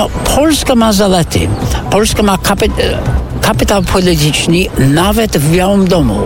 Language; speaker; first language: Polish; non-native, fluent; English